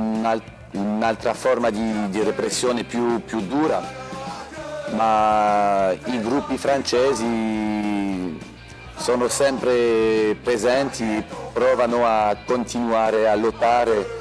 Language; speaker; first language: Italian; non-native, fluent; French